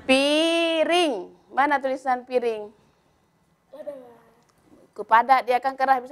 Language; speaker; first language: Indonesian; native; Indonesian